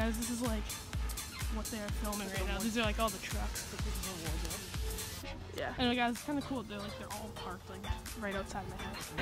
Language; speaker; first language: English; native; English